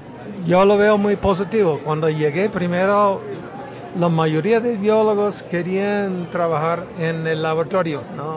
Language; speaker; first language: Spanish; non-native, fluent; English